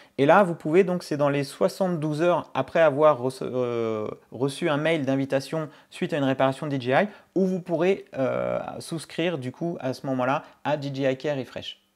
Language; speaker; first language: French; native; French